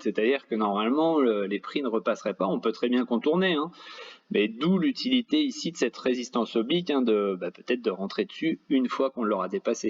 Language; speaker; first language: French; native; French